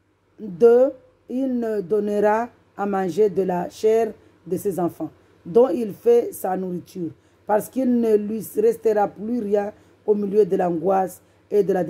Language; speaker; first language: French; non-native, local second language; Comorian